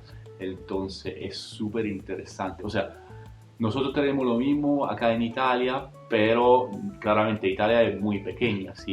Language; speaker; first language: Spanish; non-native, fluent; Italian